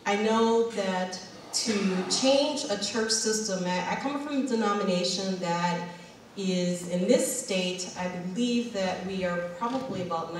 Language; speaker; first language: English; native; English